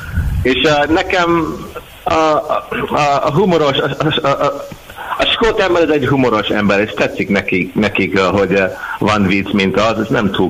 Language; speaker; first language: Hungarian; non-native, learner; English